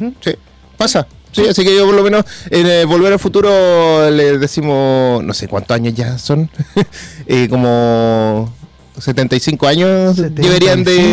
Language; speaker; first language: Spanish; native; Spanish